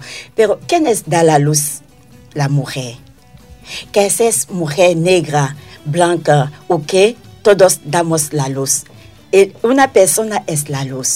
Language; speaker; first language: Spanish; non-native, learner; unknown